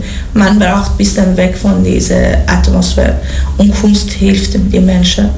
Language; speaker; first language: German; non-native, learner; Persian